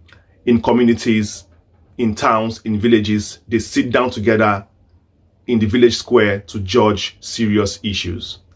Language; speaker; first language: English; non-native, local second language; Igbo